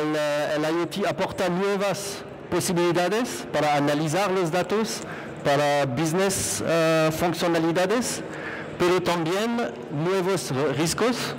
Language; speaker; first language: Spanish; non-native, fluent; French